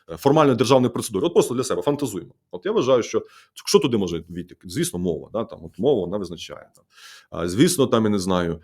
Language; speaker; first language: Ukrainian; native; Ukrainian